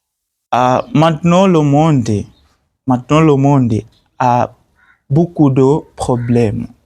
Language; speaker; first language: French; non-native, learner; Swahili